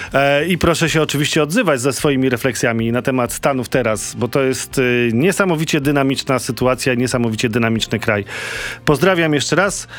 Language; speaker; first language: Polish; native; Polish